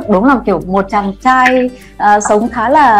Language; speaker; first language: Vietnamese; native; Vietnamese